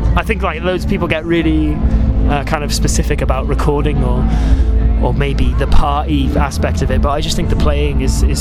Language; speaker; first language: English; native; English